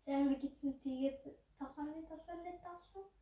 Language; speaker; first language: Mongolian; early bilingual, heritage; Mongolian